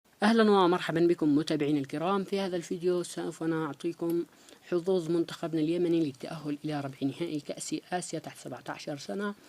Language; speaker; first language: Arabic; native; Arabic